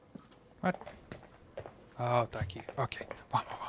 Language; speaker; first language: Portuguese; non-native, fluent; English